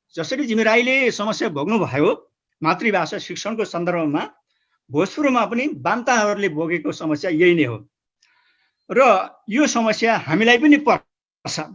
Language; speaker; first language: Nepali; non-native, local second language; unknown